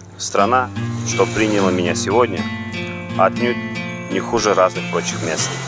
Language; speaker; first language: Russian; non-native, local second language; Turkmen